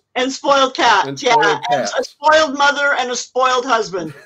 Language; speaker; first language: English; native; English